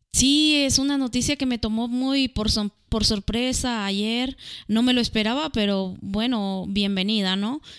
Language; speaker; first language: Spanish; native; Spanish